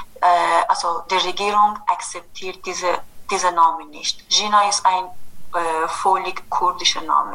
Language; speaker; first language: German; non-native, fluent; Kurdish